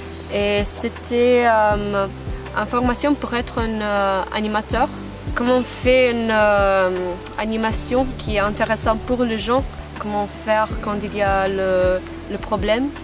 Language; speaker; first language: French; non-native, fluent; Maltese